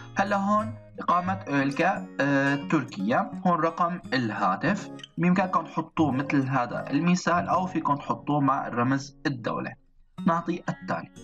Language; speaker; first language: Arabic; native; Arabic